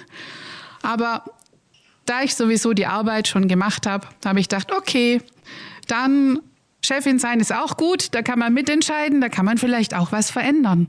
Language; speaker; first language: German; native; German